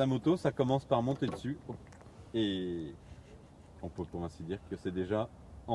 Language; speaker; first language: French; native; French